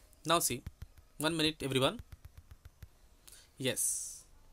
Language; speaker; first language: English; non-native, local second language; Bangla